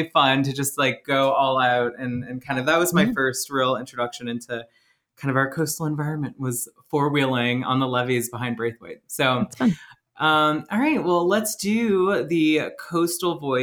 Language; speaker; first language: English; native; English